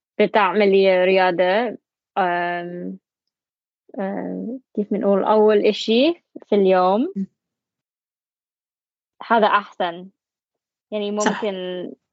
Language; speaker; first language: Arabic; non-native, learner; English